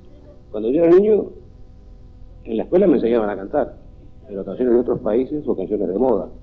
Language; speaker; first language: Spanish; native; Spanish